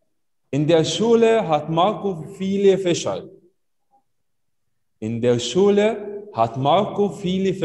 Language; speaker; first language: German; non-native, fluent; Arabic